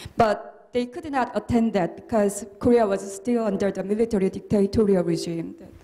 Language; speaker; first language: English; non-native, fluent; Korean